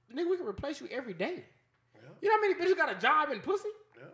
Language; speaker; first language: English; native; English